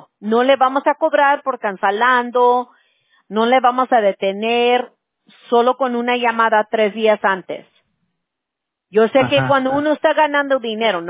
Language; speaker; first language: Spanish; early bilingual, heritage; Spanish